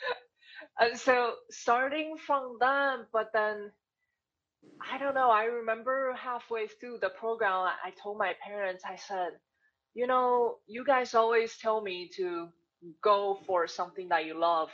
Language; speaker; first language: English; non-native, fluent; Chinese